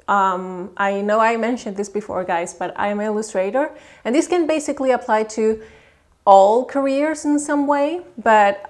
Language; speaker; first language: English; non-native, fluent; Spanish